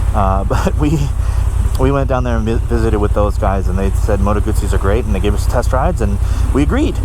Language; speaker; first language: English; native; English